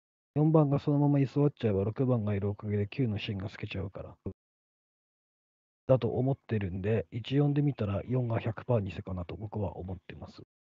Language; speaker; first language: Japanese; native; Japanese